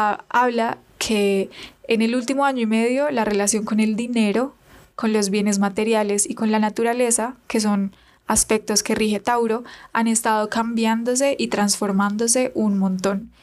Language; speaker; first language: Spanish; native; Spanish